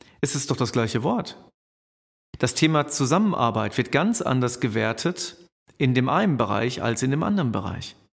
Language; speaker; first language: German; native; German